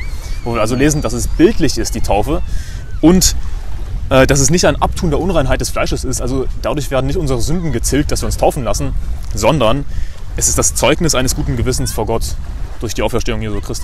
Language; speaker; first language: German; native; German